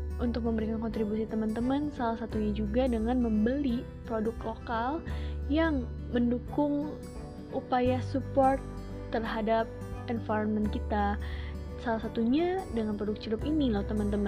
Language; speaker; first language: Indonesian; native; Indonesian